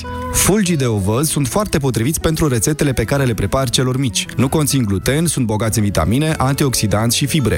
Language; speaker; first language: Romanian; native; Romanian